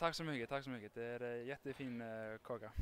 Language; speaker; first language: Swedish; non-native, fluent; Icelandic